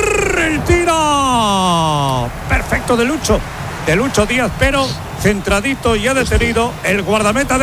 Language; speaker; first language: Spanish; native; Spanish